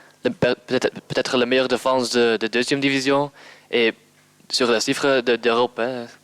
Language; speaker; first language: French; non-native, learner; Dutch